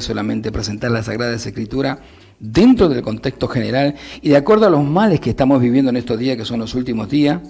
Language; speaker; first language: Spanish; native; Spanish